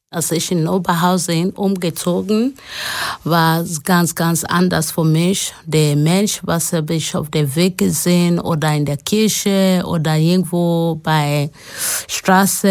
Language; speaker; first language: German; non-native, learner; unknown